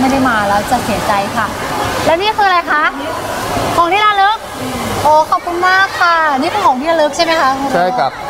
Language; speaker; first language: Thai; native; Thai